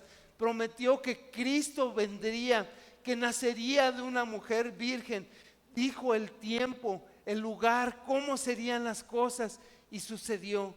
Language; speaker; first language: Spanish; native; Spanish